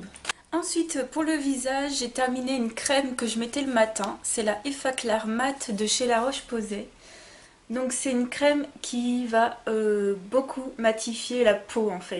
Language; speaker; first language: French; native; French